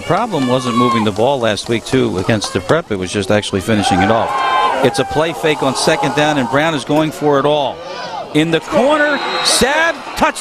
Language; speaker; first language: English; native; English